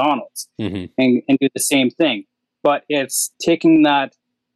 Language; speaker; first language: English; native; English